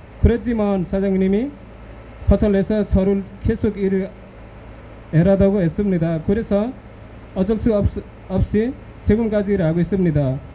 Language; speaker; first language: Korean; non-native, learner; Nepali